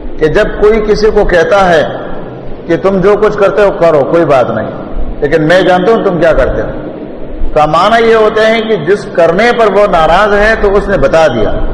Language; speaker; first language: Urdu; non-native, local second language; Pashto